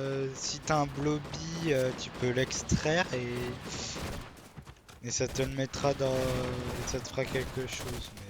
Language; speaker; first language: French; native; French